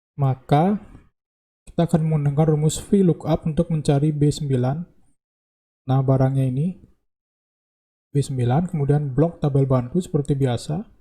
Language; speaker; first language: Indonesian; native; Indonesian